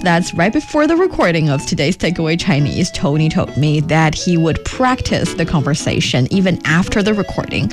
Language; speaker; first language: English; non-native, fluent; Chinese